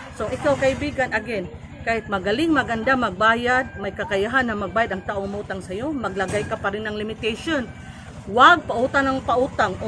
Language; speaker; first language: Filipino; non-native, local second language; Cebuano